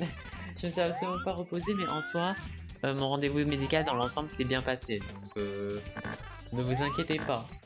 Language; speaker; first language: French; native; French